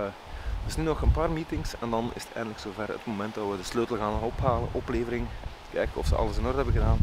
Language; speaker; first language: Dutch; native; Dutch